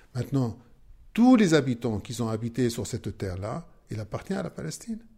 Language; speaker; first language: French; non-native, fluent; Arabic